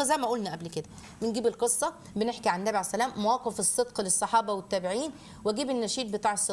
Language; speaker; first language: Arabic; native; Arabic